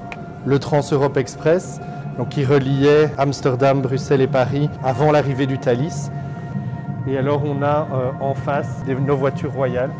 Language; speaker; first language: French; native; French